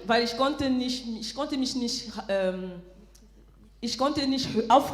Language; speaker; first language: German; non-native, fluent; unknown